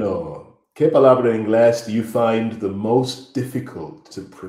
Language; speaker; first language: Spanish; non-native, fluent; English